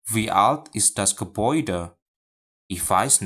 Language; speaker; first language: German; non-native, fluent; Indonesian